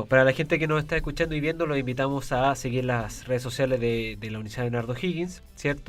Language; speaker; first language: Spanish; native; Spanish